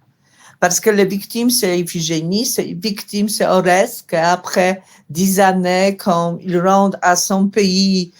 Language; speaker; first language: French; non-native, fluent; Polish